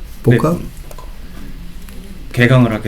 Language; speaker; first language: Korean; native; Korean